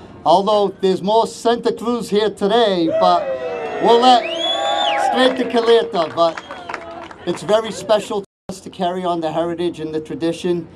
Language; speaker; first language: English; early bilingual, other home language; Portuguese